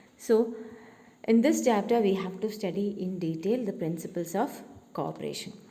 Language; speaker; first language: English; non-native, local second language; Malayalam